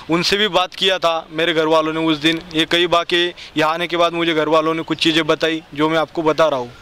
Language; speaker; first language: Hindi; non-native, local second language; Marathi